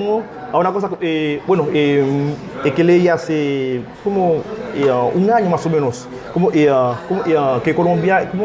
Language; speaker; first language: Spanish; non-native, fluent; Haitian Creole